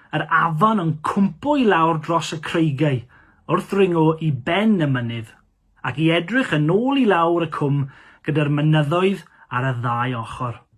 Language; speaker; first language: Welsh; non-native, local second language; English